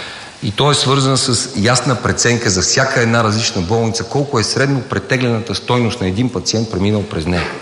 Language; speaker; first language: Bulgarian; native; Bulgarian